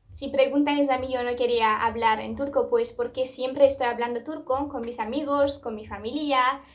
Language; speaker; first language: Spanish; non-native, fluent; Turkish